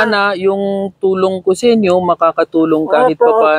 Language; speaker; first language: Filipino; non-native, learner; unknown